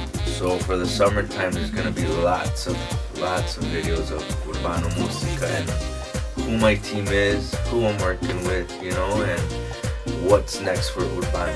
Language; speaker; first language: English; early bilingual, other home language; Spanish